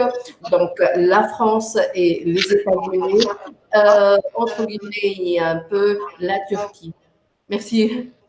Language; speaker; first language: French; non-native, local second language; Arabic